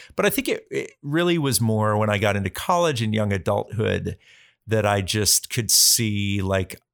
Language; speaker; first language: English; native; English